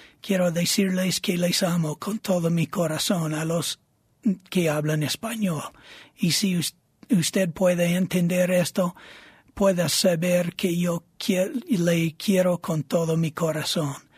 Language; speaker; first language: Spanish; non-native, fluent; English